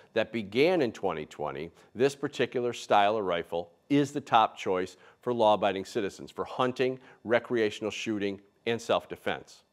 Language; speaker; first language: English; native; English